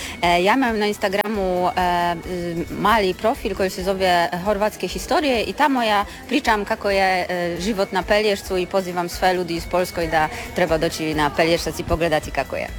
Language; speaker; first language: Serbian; non-native, learner; Polish